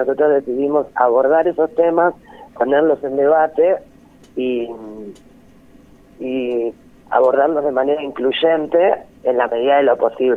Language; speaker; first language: Spanish; native; Spanish